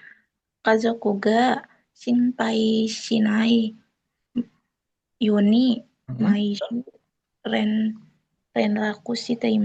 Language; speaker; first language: Japanese; non-native, learner; Indonesian